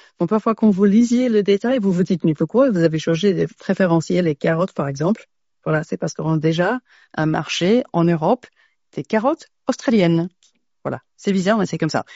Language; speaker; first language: French; non-native, fluent; English